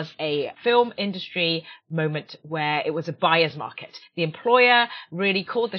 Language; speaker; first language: English; native; English